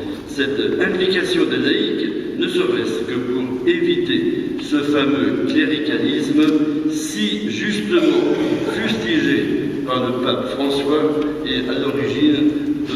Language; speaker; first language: French; native; French